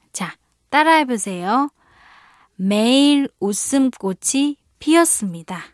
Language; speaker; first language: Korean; non-native, fluent; Vietnamese